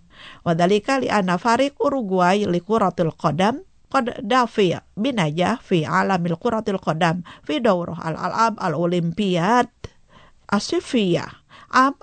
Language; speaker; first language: Arabic; non-native, fluent; Indonesian